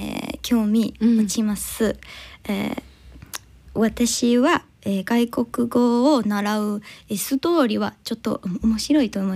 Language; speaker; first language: Japanese; non-native, learner; English